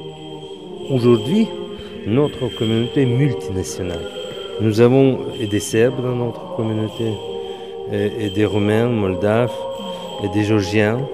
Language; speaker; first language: French; non-native, fluent; Russian